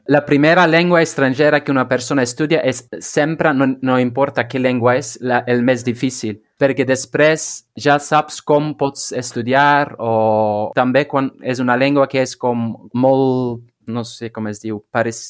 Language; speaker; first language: Catalan; non-native, learner; Dutch